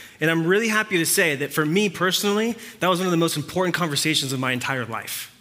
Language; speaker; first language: English; early bilingual, other home language; Spanish